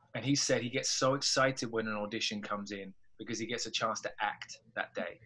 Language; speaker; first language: English; native; English